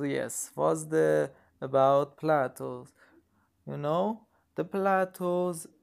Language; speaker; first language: English; non-native, learner; Persian